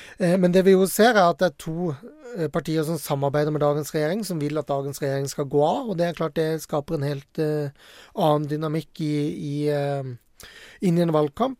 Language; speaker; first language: Norwegian; native; Norwegian